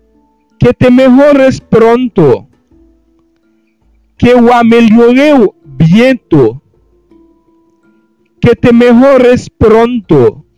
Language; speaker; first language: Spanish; non-native, fluent; Haitian Creole